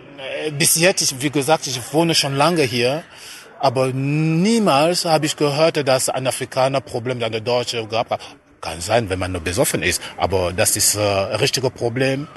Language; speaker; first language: German; non-native, fluent; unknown